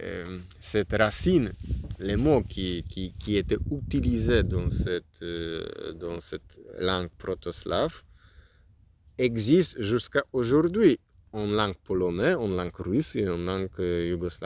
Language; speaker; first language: French; non-native, learner; Polish